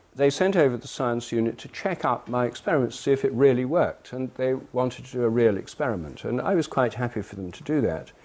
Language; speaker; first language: English; native; English